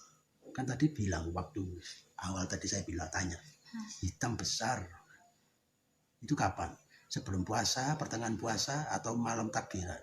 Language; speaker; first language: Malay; non-native, local second language; Javanese